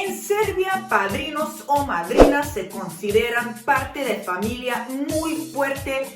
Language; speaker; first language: Spanish; non-native, fluent; Serbian